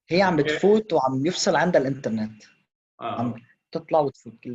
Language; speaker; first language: Arabic; native; Arabic